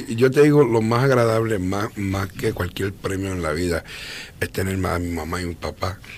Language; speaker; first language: Spanish; early bilingual, heritage; Spanish